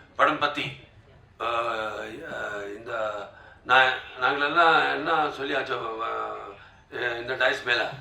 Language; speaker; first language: Tamil; non-native, local second language; Telugu